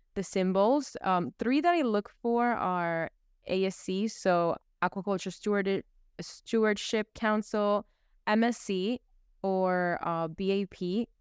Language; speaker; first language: English; early bilingual, other home language; Spanish